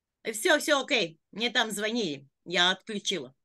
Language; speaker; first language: Russian; non-native, local second language; Latvian